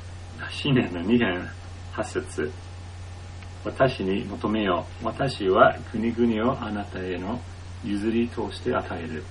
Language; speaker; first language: Japanese; non-native, fluent; English